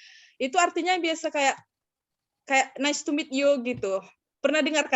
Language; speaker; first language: Indonesian; native; Indonesian